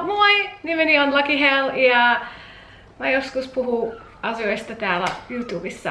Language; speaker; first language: Finnish; non-native, learner; English